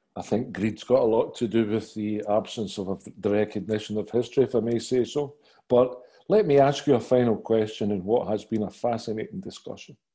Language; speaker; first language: English; native; English